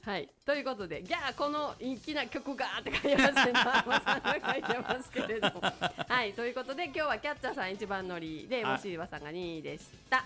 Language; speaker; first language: Japanese; native; Japanese